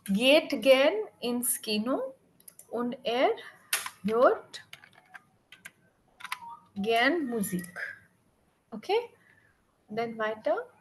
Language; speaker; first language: German; non-native, learner; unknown